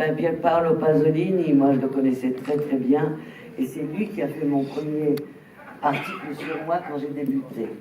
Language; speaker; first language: French; native; French